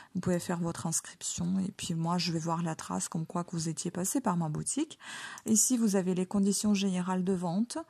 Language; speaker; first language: French; non-native, fluent; Ukrainian